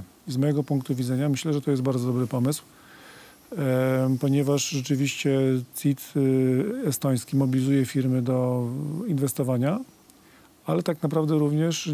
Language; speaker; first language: Polish; native; Polish